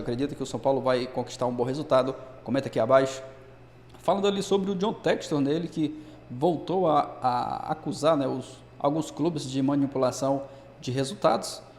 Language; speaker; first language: Portuguese; native; Portuguese